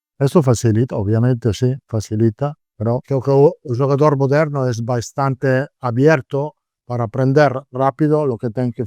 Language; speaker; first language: Portuguese; non-native, learner; Italian